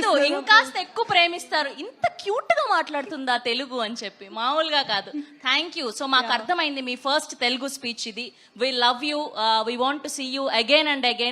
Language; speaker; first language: Telugu; native; Telugu